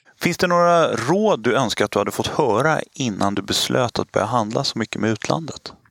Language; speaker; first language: Swedish; native; Swedish